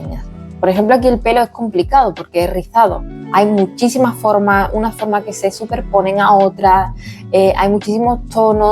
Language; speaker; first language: Spanish; native; Spanish